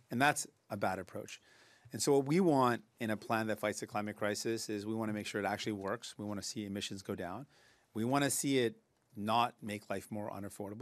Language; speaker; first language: English; native; English